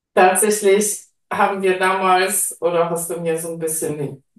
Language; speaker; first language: German; non-native, fluent; Polish